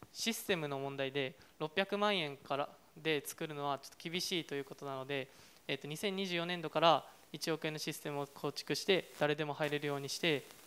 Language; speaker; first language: Japanese; native; Japanese